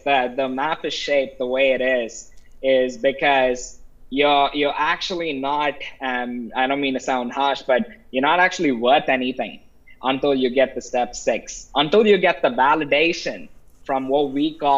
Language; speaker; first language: English; non-native, local second language; Tamil